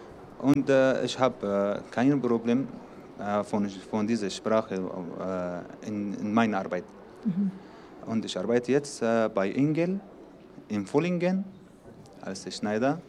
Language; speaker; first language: German; non-native, learner; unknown